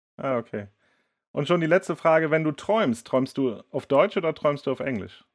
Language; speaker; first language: German; native; German